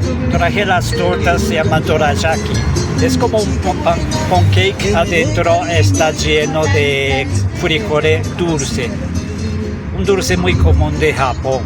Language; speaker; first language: Spanish; non-native, fluent; Japanese